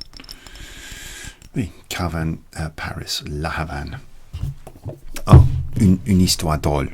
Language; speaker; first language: French; non-native, learner; English